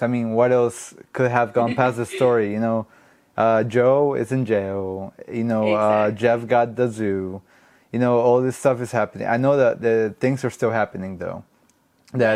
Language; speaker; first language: English; non-native, fluent; Spanish